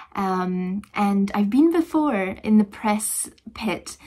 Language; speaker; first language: English; native; English